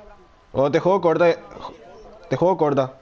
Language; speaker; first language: Spanish; native; Spanish